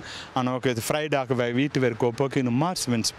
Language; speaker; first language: Dutch; non-native, learner; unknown